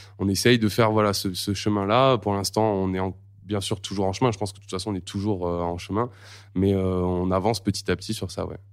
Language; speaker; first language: French; native; French